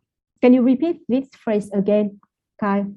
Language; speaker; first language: English; non-native, fluent; Vietnamese